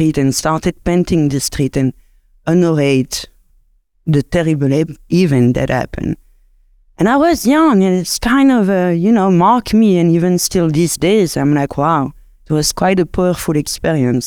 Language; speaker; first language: English; non-native, fluent; French